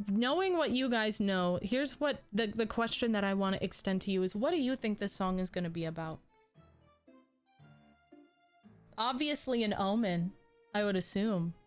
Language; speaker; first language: English; native; English